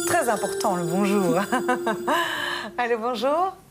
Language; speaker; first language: French; native; French